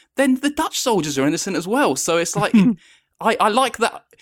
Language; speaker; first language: English; native; English